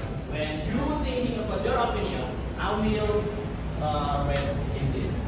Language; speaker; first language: English; non-native, learner; Indonesian